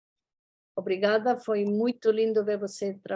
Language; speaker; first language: Portuguese; non-native, fluent; Spanish